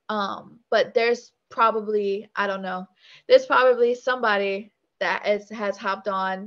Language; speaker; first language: English; native; English